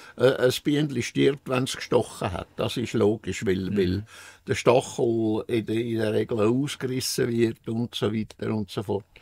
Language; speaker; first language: German; native; German